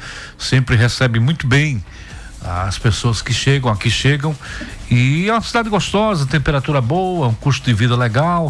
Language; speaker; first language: Portuguese; native; Portuguese